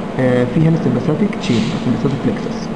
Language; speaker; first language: Arabic; native; Arabic